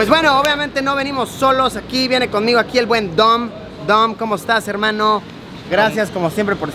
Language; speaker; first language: Spanish; native; Spanish